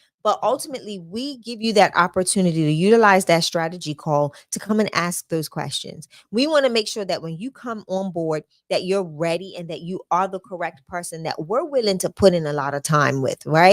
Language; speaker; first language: English; native; English